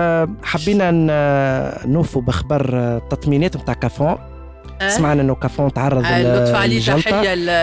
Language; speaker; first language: Arabic; native; Arabic